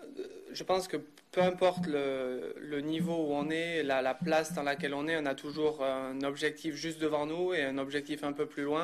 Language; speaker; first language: French; native; French